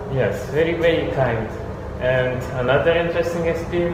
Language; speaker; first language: English; non-native, fluent; Lithuanian